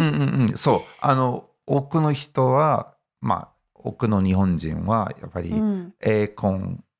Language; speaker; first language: Japanese; non-native, fluent; English